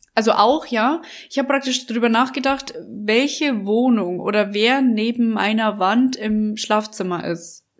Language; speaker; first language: German; native; German